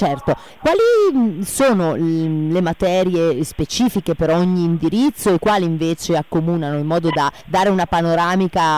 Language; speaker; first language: Italian; native; Italian